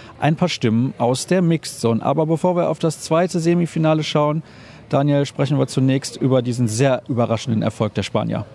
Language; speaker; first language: German; native; German